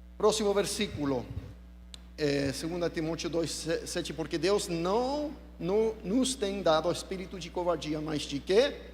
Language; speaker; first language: Portuguese; non-native, fluent; English